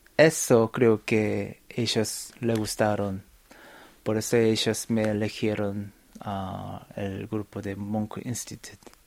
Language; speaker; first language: Spanish; non-native, fluent; Korean